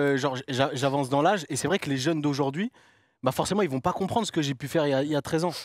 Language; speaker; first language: French; native; French